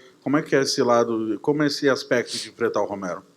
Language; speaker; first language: Portuguese; native; Portuguese